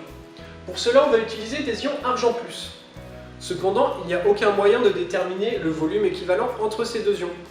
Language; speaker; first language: French; native; French